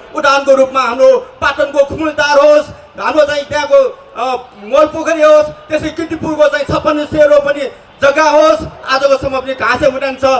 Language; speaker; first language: Nepali; non-native, local second language; Newari